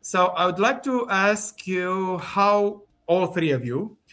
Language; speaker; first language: English; non-native, fluent; Romanian